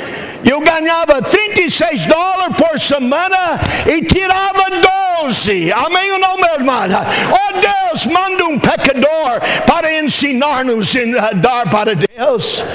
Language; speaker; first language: Portuguese; non-native, fluent; English